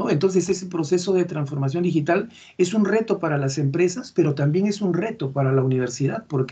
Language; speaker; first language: Spanish; native; Spanish